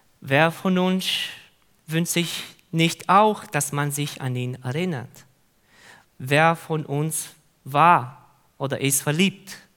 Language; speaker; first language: German; non-native, fluent; Hungarian